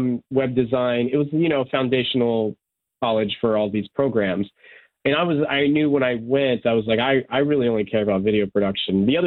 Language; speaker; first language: English; non-native, local second language; Serbian